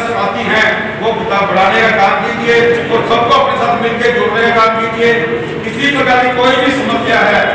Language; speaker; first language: Hindi; non-native, local second language; Punjabi